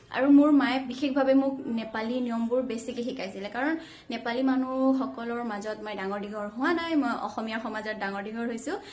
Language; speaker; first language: Assamese; non-native, local second language; Nepali